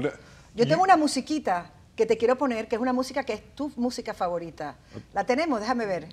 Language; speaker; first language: Spanish; native; Spanish